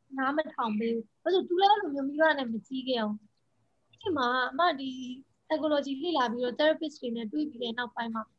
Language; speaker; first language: Burmese; non-native, local second language; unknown